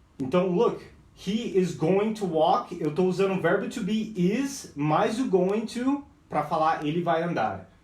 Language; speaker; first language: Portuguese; non-native, fluent; English